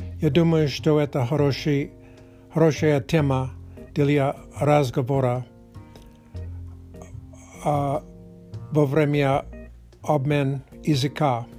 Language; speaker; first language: Russian; non-native, learner; English